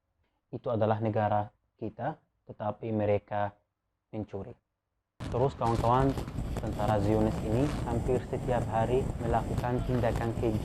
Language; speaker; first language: Indonesian; non-native, fluent; Arabic